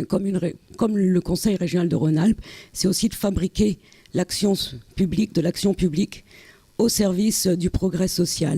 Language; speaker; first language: French; native; French